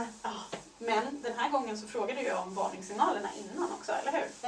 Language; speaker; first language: Swedish; native; Swedish